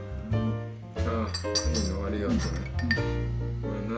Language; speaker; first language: Japanese; native; Japanese